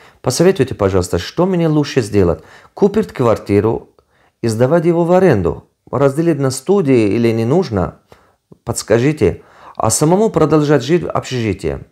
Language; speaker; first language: Russian; non-native, local second language; Tajik